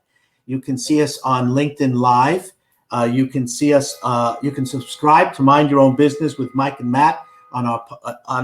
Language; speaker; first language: English; native; English